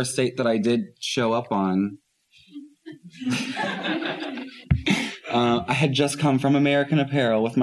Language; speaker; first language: English; native; English